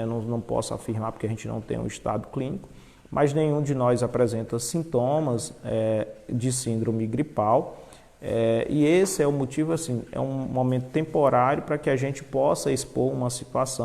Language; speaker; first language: Portuguese; native; Portuguese